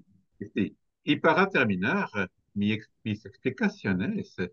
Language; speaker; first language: Spanish; non-native, fluent; French